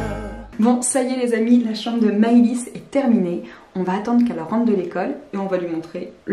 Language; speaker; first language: French; native; French